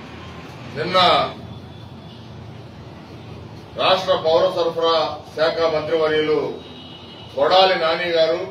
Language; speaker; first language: Telugu; native; Telugu